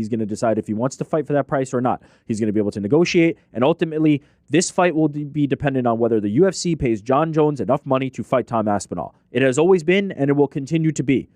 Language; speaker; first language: English; native; English